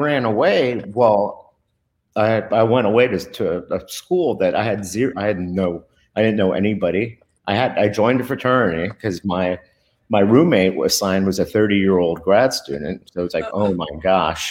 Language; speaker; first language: English; early bilingual, other home language; Spanish